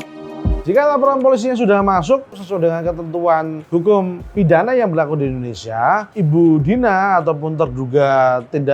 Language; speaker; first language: Indonesian; native; Indonesian